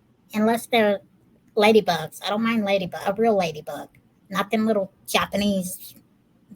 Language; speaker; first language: English; native; English